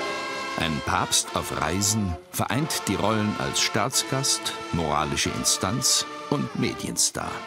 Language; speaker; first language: German; native; German